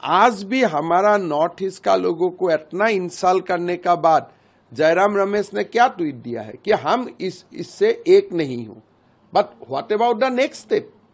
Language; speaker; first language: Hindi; non-native, local second language; Assamese